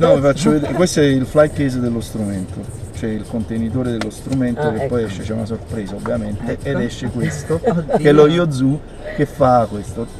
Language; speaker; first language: Italian; native; Italian